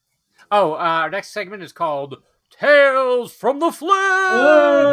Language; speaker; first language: English; native; English